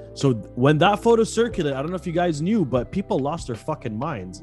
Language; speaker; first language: English; early bilingual, other home language; Arabic